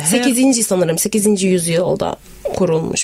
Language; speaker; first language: Turkish; non-native, fluent; Arabic